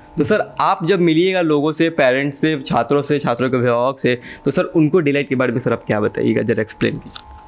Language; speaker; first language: Hindi; native; Hindi